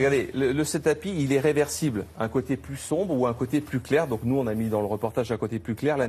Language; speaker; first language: French; native; French